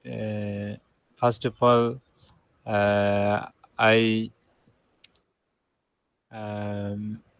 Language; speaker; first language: English; non-native, learner; Bangla